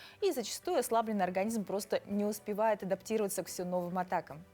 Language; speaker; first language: Russian; native; Russian